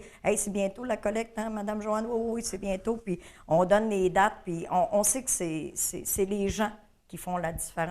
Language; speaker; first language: French; native; French